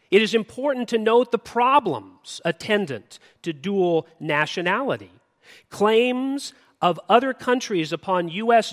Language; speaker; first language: English; native; English